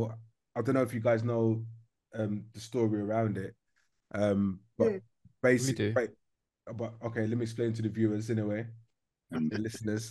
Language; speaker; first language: English; native; English